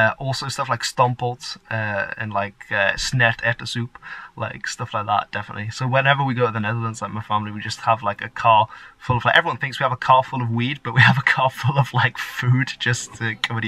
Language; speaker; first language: English; early bilingual, other home language; Dutch